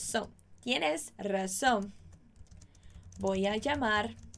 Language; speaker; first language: Spanish; non-native, fluent; Portuguese